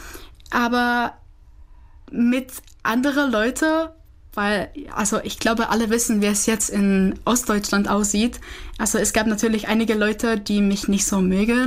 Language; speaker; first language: German; non-native, fluent; Czech